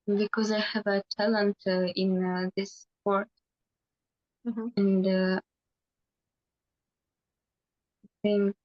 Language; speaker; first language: English; non-native, learner; Russian